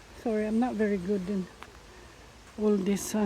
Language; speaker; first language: English; non-native, fluent; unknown